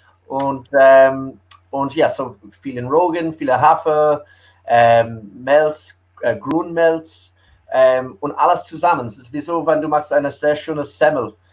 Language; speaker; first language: German; early bilingual, heritage; English